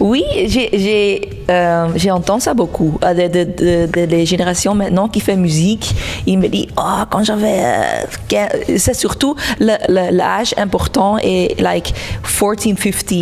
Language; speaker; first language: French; non-native, local second language; Dutch